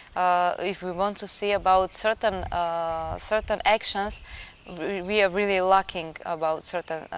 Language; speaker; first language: English; non-native, fluent; Macedonian